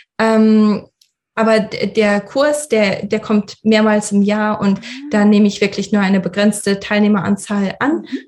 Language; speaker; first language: German; early bilingual, other home language; Russian